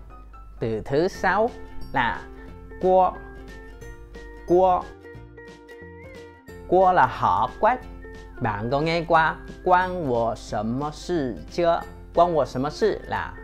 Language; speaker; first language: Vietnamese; non-native, fluent; Chinese